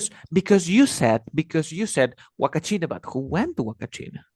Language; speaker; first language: English; non-native, fluent; Spanish